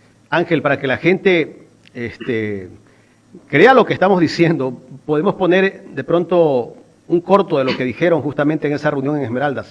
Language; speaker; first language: Spanish; native; Spanish